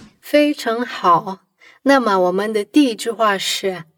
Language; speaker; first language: Chinese; non-native, fluent; Portuguese